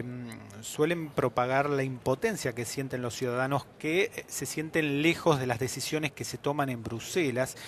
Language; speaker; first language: Spanish; native; Spanish